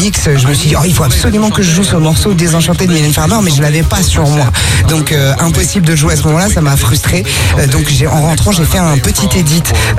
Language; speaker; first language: French; non-native, fluent; Dutch